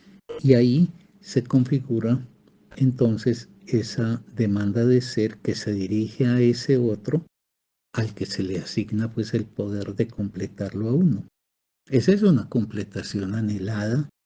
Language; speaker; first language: Spanish; native; Spanish